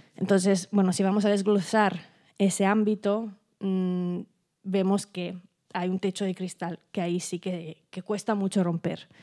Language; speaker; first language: Spanish; non-native, fluent; Italian